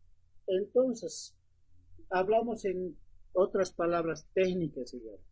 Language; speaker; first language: Spanish; native; Spanish